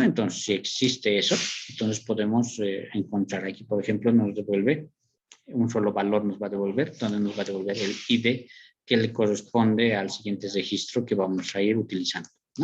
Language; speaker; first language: Spanish; native; Spanish